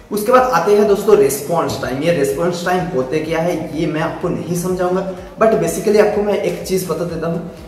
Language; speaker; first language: Hindi; non-native, local second language; Bangla